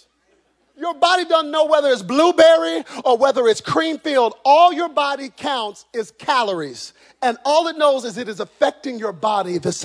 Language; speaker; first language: English; native; English